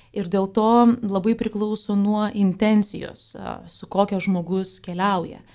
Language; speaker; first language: Lithuanian; native; Lithuanian